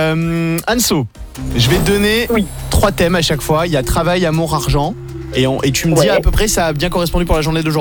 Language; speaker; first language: French; native; French